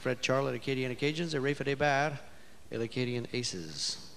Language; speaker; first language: French; early bilingual, heritage; French